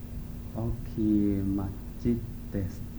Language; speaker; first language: Japanese; non-native, learner; English